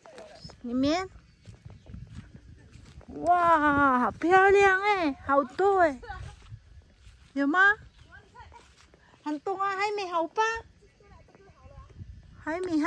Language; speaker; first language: Chinese; non-native, local second language; Filipino